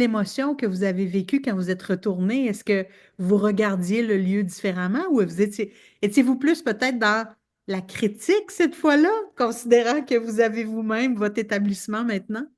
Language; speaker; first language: French; native; French